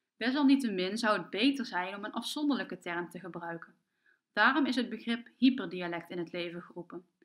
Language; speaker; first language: Dutch; native; Dutch